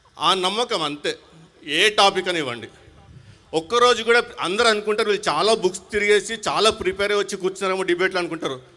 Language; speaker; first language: Telugu; non-native, local second language; Urdu